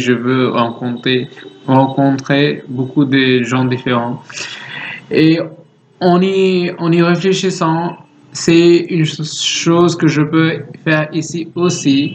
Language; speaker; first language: French; non-native, learner; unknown